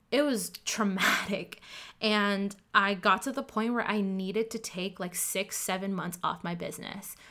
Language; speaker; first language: English; early bilingual, other home language; Cantonese